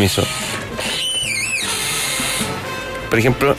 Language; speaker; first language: Spanish; native; Spanish